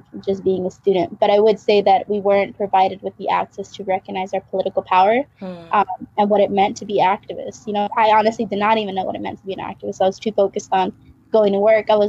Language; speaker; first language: English; native; English